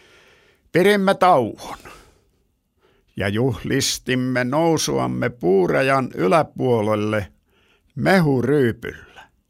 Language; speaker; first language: Finnish; native; Finnish